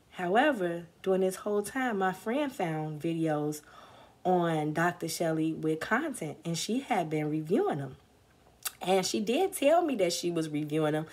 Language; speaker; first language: English; native; English